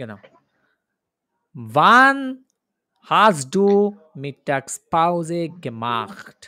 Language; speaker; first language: German; non-native, fluent; Bangla